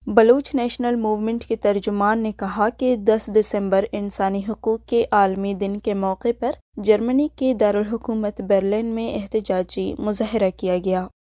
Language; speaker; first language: Urdu; non-native, local second language; Baluchi